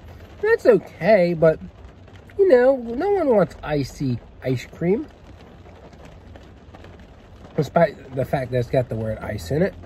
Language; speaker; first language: English; native; English